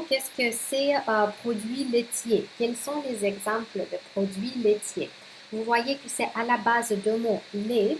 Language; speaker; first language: French; non-native, fluent; Russian